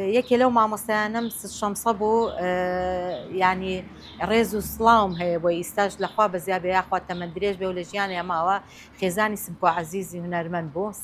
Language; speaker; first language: Central Kurdish; native; Central Kurdish